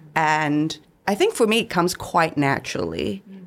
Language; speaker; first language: English; non-native, local second language; Cantonese